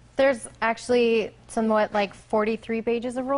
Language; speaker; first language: English; native; English